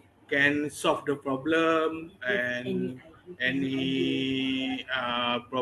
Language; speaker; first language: English; non-native, learner; Malay